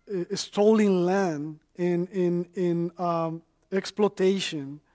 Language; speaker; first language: English; non-native, fluent; Spanish